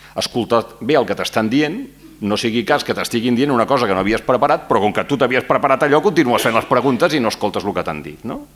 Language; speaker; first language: Catalan; native; Catalan